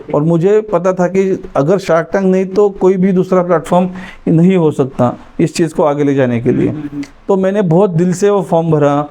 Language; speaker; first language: Hindi; non-native, local second language; Marathi